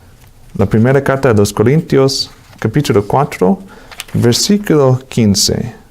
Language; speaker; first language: Spanish; non-native, fluent; English